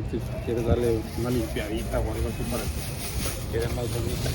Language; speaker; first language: Spanish; native; Spanish